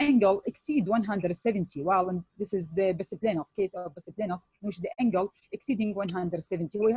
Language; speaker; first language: English; non-native, fluent; Arabic